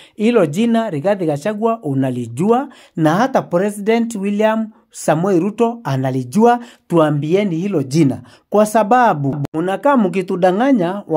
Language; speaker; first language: Swahili; non-native, local second language; Meru